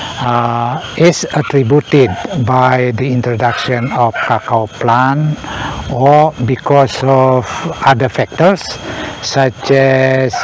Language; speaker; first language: English; non-native, learner; Indonesian